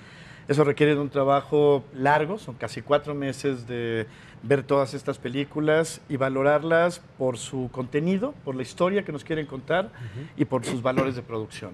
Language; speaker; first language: Spanish; native; Spanish